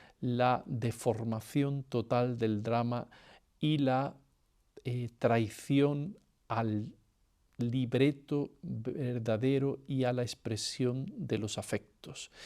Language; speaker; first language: Spanish; native; Spanish